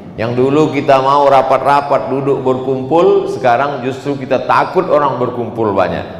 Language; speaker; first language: Indonesian; native; Indonesian